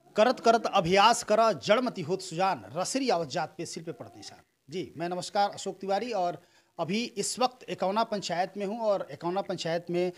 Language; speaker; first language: Hindi; native; Hindi